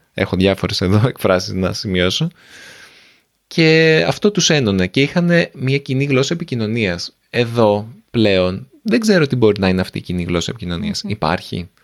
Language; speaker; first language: Greek; native; Greek